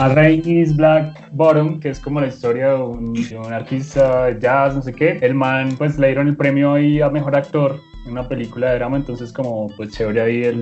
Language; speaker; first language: Spanish; native; Spanish